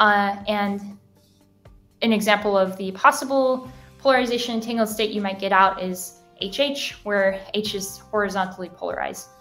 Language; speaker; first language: English; native; English